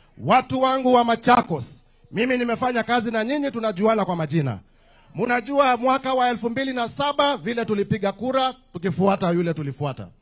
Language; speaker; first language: Swahili; non-native, local second language; Kamba